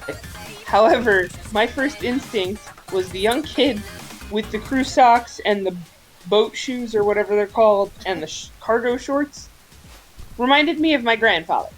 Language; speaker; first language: English; native; English